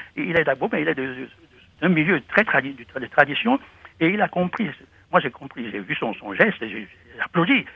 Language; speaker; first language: French; non-native, local second language; Fon